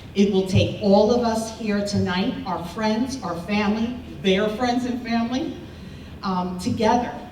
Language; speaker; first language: English; early bilingual, other home language; Spanish